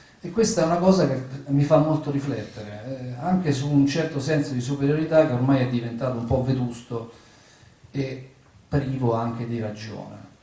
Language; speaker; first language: Italian; native; Italian